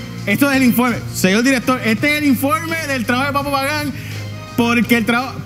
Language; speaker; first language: Spanish; native; Spanish